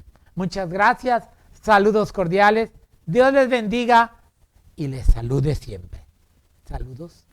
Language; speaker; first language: Spanish; native; Spanish